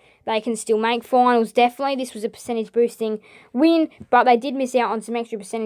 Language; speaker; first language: English; native; English